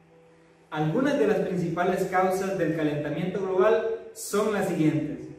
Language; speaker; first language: Spanish; native; Spanish